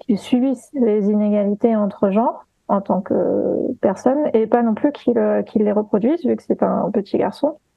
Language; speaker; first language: French; native; French